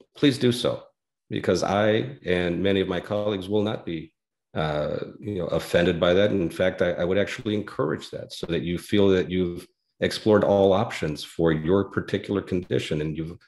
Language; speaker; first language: English; native; English